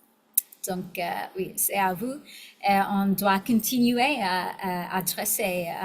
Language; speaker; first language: French; non-native, learner; English